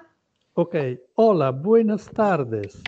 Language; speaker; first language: Spanish; non-native, learner; Italian